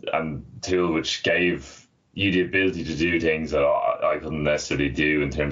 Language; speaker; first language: English; native; English